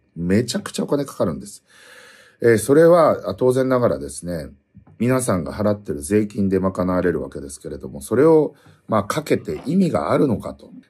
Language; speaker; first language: Japanese; native; Japanese